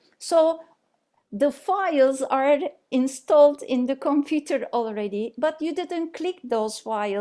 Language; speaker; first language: English; non-native, fluent; Turkish